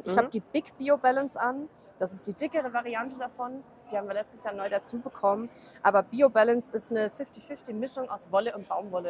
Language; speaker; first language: German; native; German